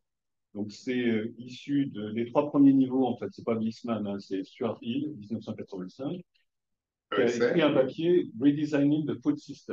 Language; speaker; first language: French; native; French